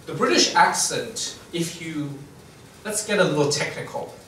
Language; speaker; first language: English; non-native, fluent; Chinese